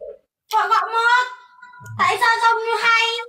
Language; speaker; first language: Vietnamese; non-native, learner; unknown